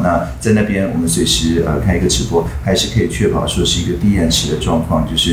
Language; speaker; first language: Chinese; native; Chinese